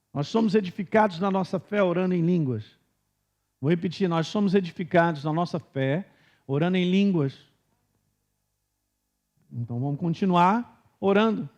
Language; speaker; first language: Portuguese; native; Portuguese